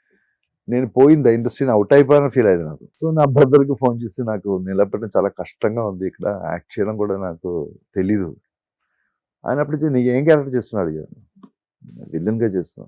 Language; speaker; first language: Telugu; non-native, fluent; Malayalam